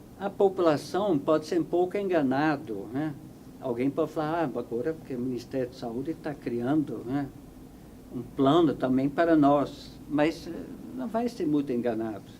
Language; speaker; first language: Portuguese; non-native, fluent; Dutch